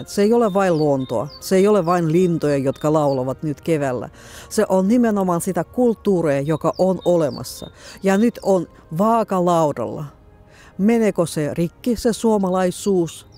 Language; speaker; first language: Finnish; non-native, fluent; Russian